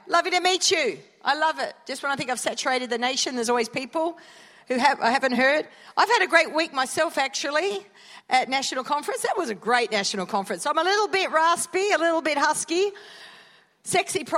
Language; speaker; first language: English; native; English